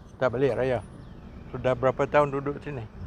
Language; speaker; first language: Malay; native; Malay